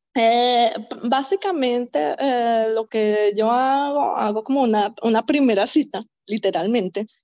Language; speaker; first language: Spanish; native; Spanish